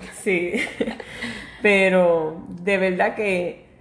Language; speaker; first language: Spanish; early bilingual, heritage; Spanish